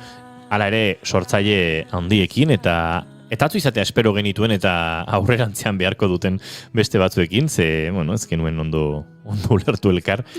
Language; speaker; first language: Basque; native; Basque